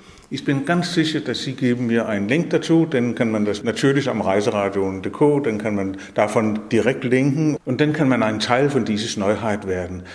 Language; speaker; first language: German; non-native, learner; Danish